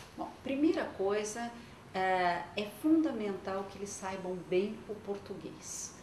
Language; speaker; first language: Portuguese; non-native, local second language; French